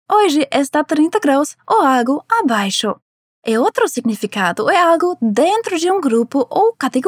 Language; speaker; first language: Portuguese; non-native, fluent; German